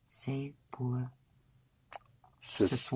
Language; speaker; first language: French; non-native, learner; English